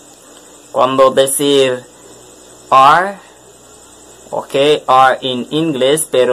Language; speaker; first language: Spanish; non-native, learner; French